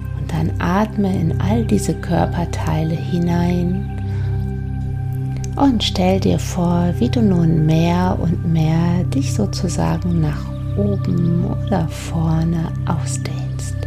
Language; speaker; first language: German; native; German